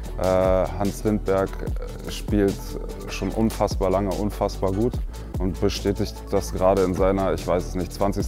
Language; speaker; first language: German; native; German